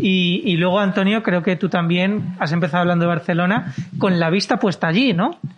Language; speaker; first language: Spanish; native; Spanish